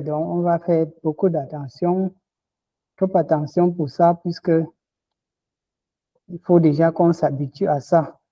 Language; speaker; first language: French; non-native, local second language; Ghomala